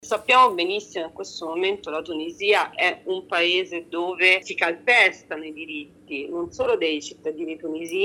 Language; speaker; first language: Italian; native; Italian